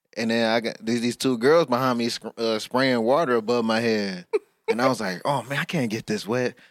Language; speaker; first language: English; native; English